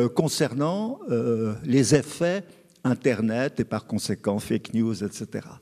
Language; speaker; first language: French; native; French